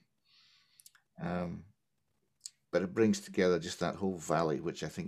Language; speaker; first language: English; native; English